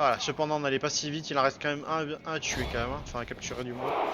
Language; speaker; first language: French; native; French